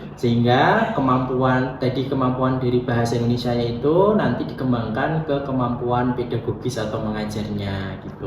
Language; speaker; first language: Indonesian; native; Indonesian